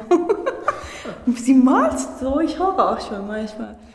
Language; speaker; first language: German; non-native, learner; Persian